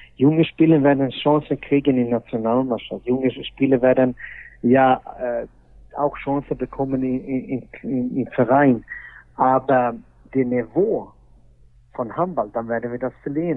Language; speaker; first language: German; non-native, fluent; Swedish